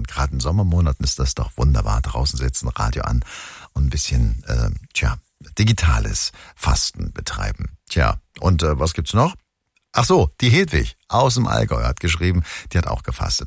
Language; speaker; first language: German; native; German